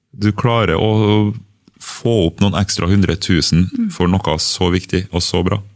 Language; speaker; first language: Norwegian; early bilingual, other home language; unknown